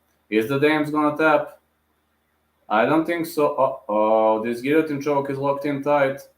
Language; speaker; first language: English; non-native, fluent; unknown